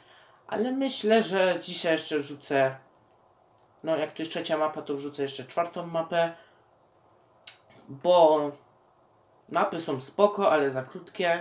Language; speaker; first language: Polish; native; Polish